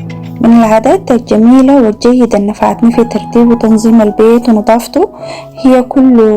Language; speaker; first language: Arabic; native; Arabic